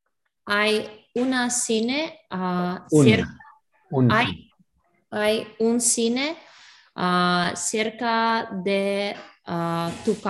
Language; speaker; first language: Spanish; non-native, learner; English